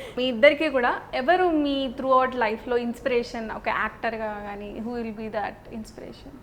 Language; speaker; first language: Telugu; native; Telugu